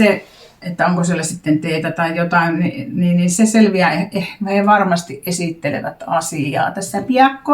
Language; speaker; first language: Finnish; native; Finnish